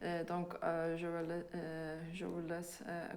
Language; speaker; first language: French; non-native, fluent; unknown